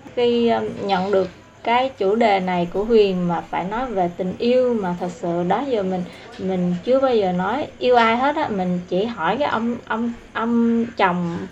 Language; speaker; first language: Vietnamese; non-native, local second language; Eastern Cham